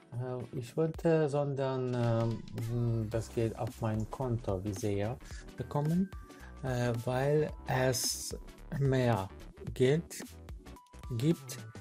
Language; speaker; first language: German; non-native, learner; Ukrainian